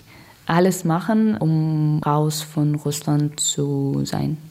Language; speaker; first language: German; non-native, learner; Russian